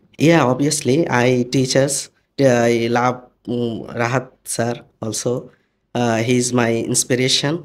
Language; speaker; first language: English; non-native, learner; Bangla